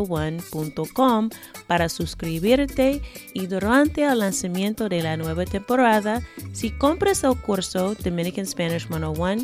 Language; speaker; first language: Spanish; non-native, fluent; English